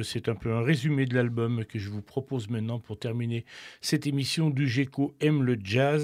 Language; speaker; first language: French; native; French